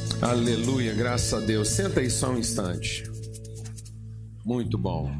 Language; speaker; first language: Portuguese; non-native, fluent; English